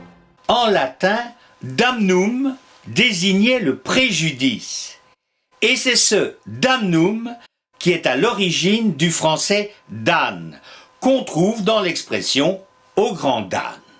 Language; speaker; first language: French; native; French